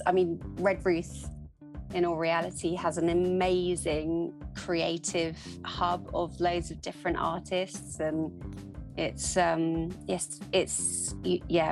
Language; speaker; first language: English; native; English